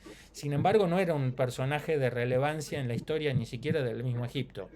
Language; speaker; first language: Spanish; native; Spanish